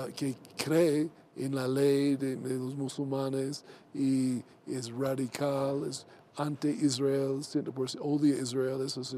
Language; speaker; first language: Spanish; non-native, learner; English